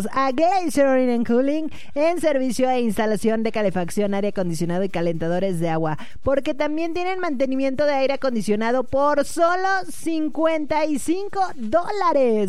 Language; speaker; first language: Spanish; native; Spanish